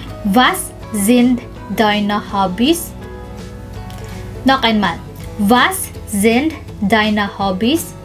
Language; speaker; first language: German; non-native, local second language; Filipino